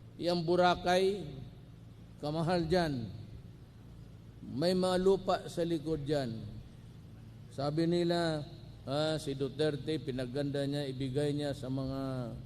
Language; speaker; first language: Filipino; non-native, local second language; Cebuano